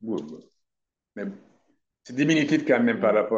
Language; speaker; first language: French; non-native, fluent; Turkish